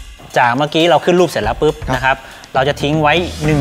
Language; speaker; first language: Thai; native; Thai